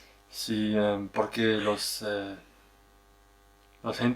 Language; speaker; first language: Spanish; non-native, learner; German